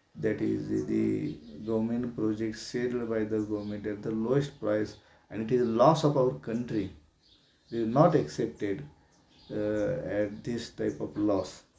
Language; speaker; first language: English; non-native, local second language; Marathi